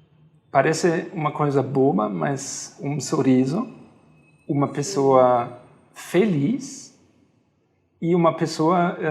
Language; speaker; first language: Portuguese; non-native, fluent; German